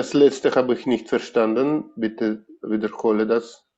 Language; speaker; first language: German; non-native, learner; Russian